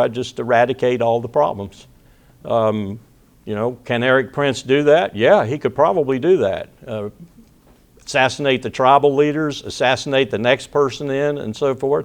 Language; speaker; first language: English; native; English